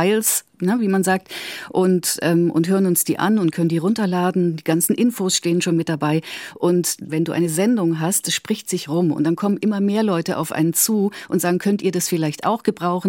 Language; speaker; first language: German; native; German